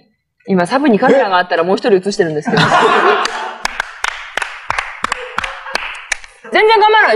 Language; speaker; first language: Japanese; native; Japanese